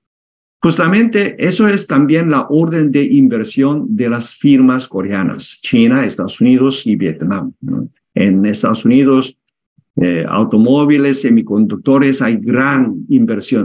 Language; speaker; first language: Spanish; non-native, fluent; Korean